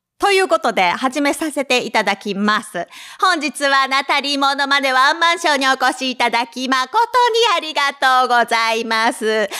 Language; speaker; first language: Japanese; native; Japanese